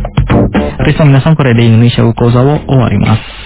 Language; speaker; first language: Japanese; non-native, fluent; Indonesian